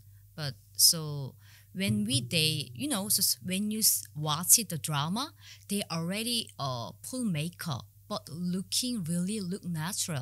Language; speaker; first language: English; non-native, learner; Korean